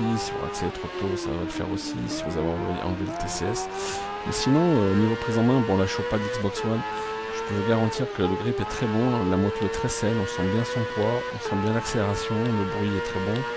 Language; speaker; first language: French; native; French